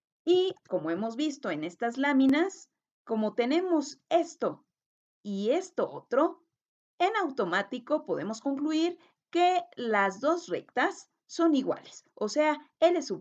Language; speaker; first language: Spanish; native; Spanish